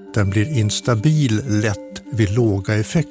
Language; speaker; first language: Swedish; native; Swedish